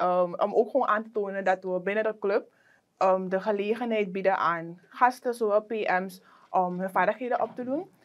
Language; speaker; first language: Dutch; native; Dutch